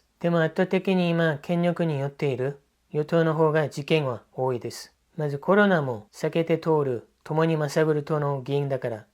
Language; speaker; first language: Japanese; non-native, fluent; Korean